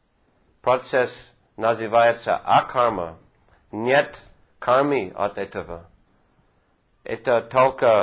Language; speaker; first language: Russian; non-native, fluent; English